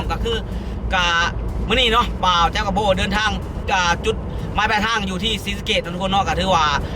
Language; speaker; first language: Thai; native; Thai